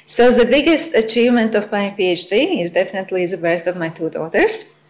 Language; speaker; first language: English; non-native, fluent; Latvian